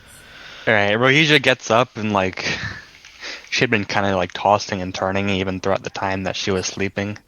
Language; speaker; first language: English; native; English